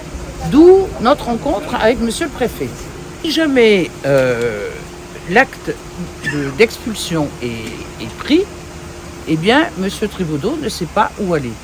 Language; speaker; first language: French; native; French